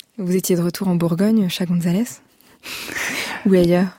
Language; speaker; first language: French; native; French